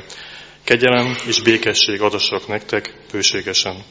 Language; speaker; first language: Hungarian; native; Hungarian